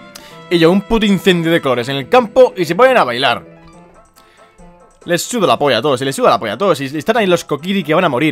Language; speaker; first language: Spanish; native; Spanish